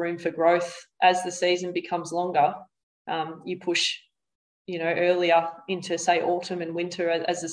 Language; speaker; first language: English; native; English